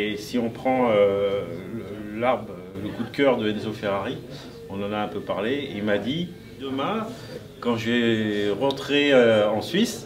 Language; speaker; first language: French; native; French